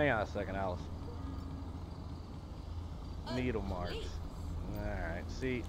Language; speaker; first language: English; native; English